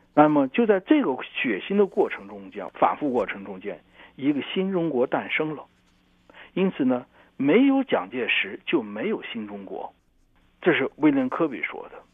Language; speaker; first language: Chinese; native; Chinese